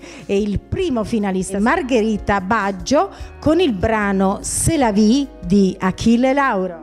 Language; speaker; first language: Italian; native; Italian